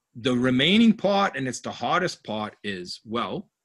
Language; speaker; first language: English; native; English